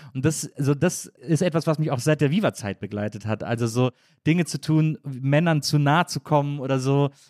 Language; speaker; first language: German; native; German